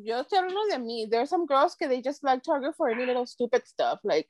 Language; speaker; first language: English; early bilingual, other home language; Spanish